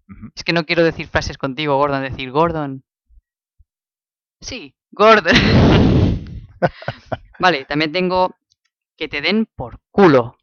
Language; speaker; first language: Spanish; native; Spanish